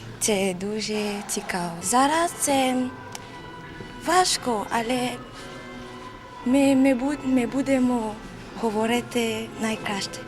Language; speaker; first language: Ukrainian; non-native, learner; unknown